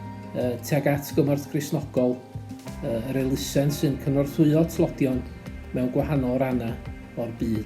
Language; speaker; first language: Welsh; native; Welsh